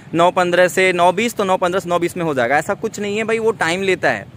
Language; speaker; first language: Hindi; native; Hindi